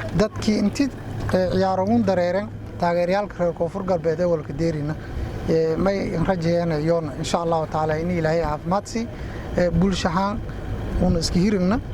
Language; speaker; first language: Somali; non-native, local second language; Maay